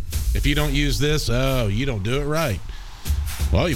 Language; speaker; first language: English; native; English